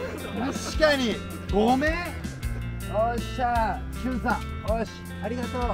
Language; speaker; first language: Japanese; native; Japanese